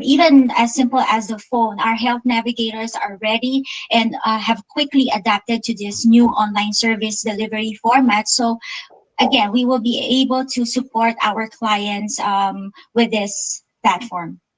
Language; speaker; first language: English; non-native, local second language; Filipino